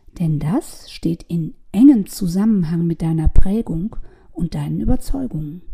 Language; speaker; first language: German; native; German